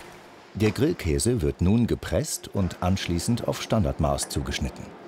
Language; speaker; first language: German; native; German